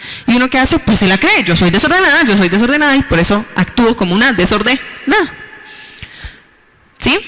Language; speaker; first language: Spanish; native; Spanish